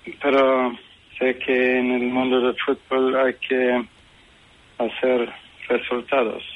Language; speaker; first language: Spanish; non-native, fluent; Swedish